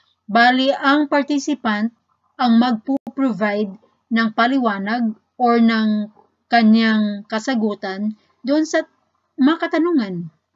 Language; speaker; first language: Filipino; native; Filipino